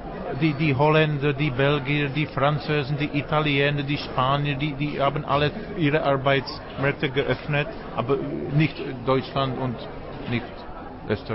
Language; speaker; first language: German; non-native, fluent; Czech